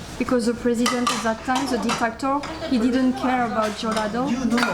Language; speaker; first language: English; non-native, fluent; French